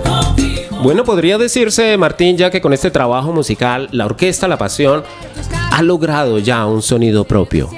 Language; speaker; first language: Spanish; native; Spanish